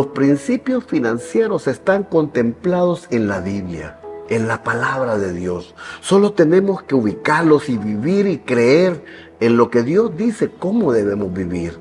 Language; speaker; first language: Spanish; native; Spanish